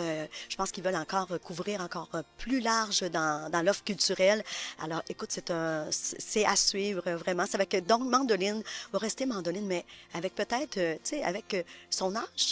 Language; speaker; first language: French; native; French